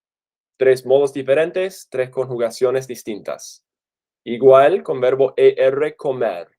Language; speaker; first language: Spanish; non-native, fluent; English